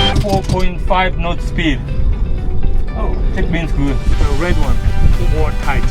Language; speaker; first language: English; non-native, learner; Korean